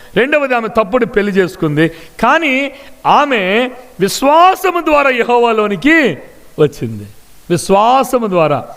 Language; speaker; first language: Telugu; non-native, local second language; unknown